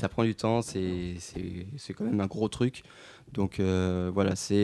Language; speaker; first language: French; native; French